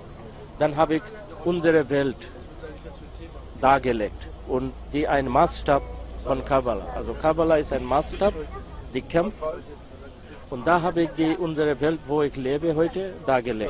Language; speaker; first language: German; non-native, learner; Bangla